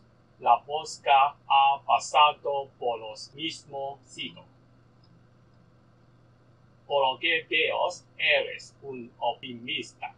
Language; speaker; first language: Spanish; non-native, learner; Cantonese